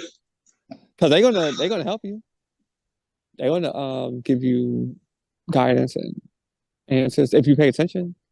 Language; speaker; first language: English; native; English